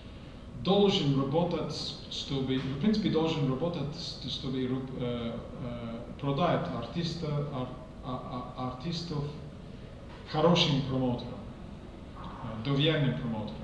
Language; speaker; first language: Russian; non-native, fluent; English